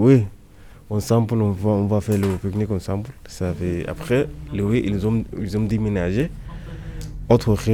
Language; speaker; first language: French; non-native, learner; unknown